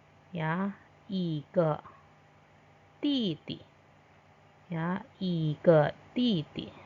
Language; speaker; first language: Chinese; non-native, fluent; Indonesian